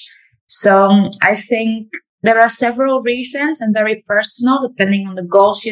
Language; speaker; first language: English; non-native, fluent; Dutch